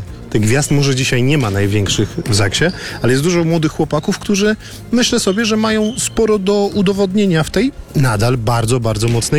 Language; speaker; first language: Polish; native; Polish